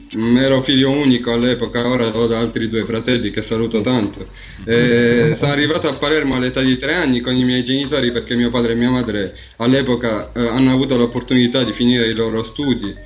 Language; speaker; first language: Italian; early bilingual, other home language; Arabic